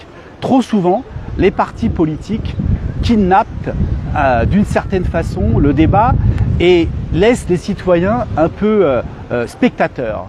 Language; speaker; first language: French; native; French